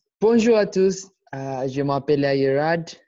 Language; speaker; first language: French; non-native, learner; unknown